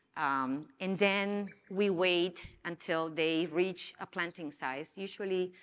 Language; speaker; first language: English; non-native, fluent; Spanish